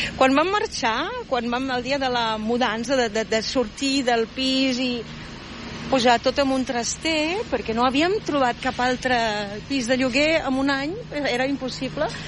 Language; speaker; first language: Catalan; non-native, fluent; Spanish